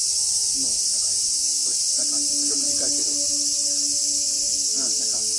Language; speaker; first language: Japanese; non-native, fluent; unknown